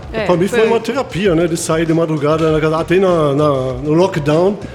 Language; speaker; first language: Portuguese; non-native, fluent; German